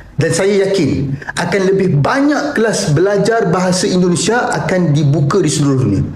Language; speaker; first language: Malay; native; Malay